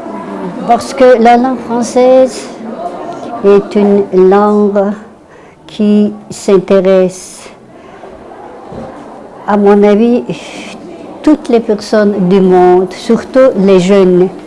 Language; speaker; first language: French; non-native, learner; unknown